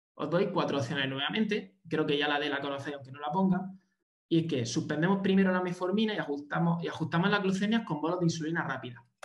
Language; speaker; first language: Spanish; native; Spanish